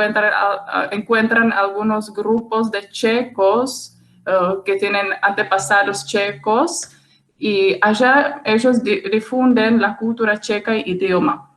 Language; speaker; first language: Spanish; non-native, fluent; Czech